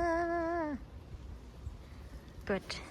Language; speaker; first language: German; non-native, learner; Filipino